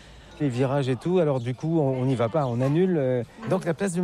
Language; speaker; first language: French; native; French